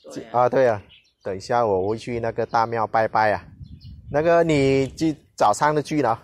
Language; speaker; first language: Chinese; non-native, learner; Vietnamese